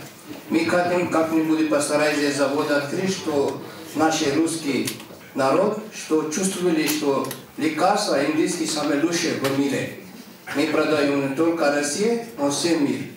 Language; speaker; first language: Russian; non-native, learner; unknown